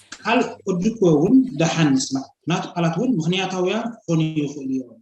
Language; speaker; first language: Tigrinya; native; Tigrinya